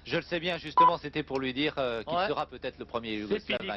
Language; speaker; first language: French; native; French